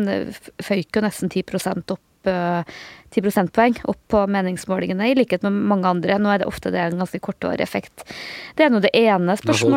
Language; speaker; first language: Norwegian; native; Norwegian